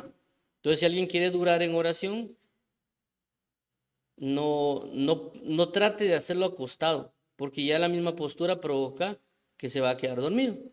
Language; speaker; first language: Spanish; native; Spanish